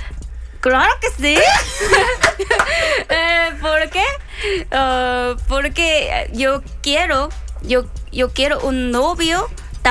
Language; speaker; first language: Spanish; non-native, learner; Korean